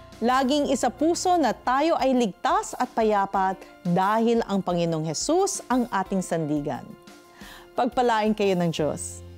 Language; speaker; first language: Filipino; native; Filipino